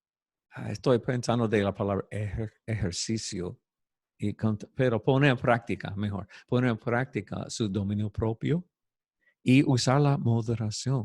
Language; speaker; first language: Spanish; non-native, fluent; English